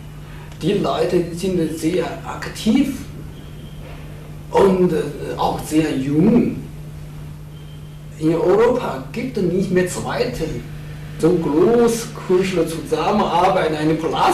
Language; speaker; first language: German; non-native, learner; Chinese